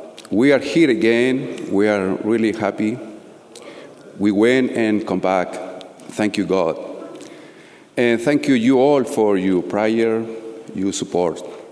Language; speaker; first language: English; non-native, learner; Spanish